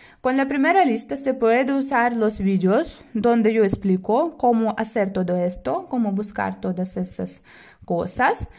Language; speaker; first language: Spanish; non-native, fluent; Russian